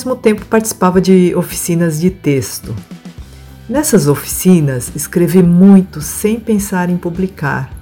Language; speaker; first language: Portuguese; non-native, local second language; Japanese